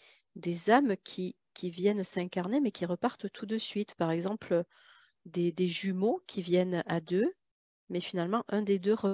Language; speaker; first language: French; native; French